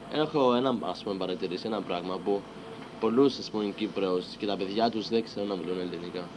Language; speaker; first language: Greek; early bilingual, heritage; Greek